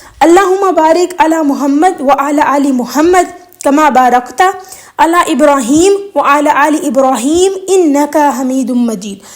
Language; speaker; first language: Urdu; native; Urdu